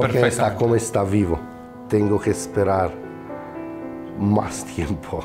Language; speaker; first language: Spanish; non-native, learner; Italian